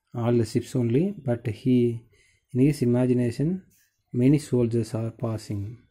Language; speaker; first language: English; non-native, local second language; Tamil